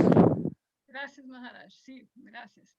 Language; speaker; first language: Spanish; non-native, fluent; Portuguese